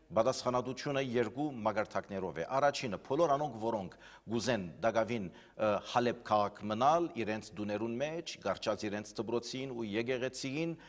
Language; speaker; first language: Armenian; native; Armenian